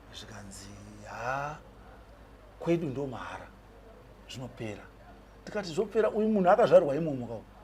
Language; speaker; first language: Shona; native; Shona